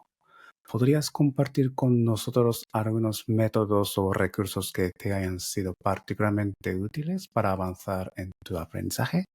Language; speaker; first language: Spanish; non-native, fluent; Japanese